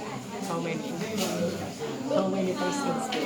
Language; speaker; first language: English; non-native, learner; Indonesian